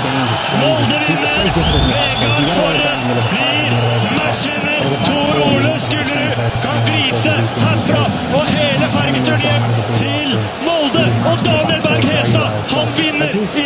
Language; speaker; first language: Norwegian; native; Norwegian